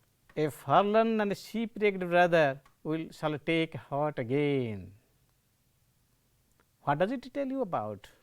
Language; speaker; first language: English; non-native, local second language; Odia